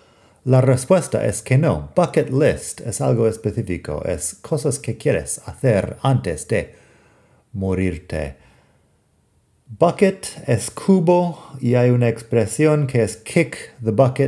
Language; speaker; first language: Spanish; non-native, fluent; English